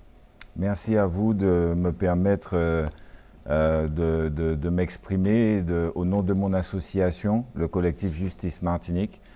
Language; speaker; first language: French; native; French